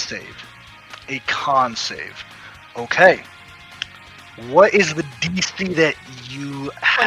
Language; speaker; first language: English; native; English